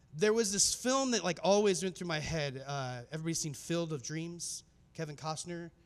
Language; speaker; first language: English; native; English